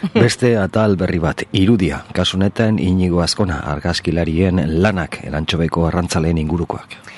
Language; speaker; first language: Basque; native; Basque